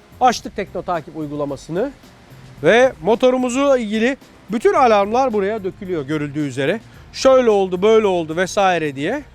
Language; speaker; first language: Turkish; native; Turkish